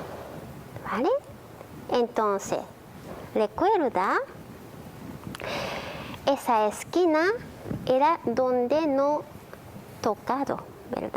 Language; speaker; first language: Spanish; non-native, learner; Japanese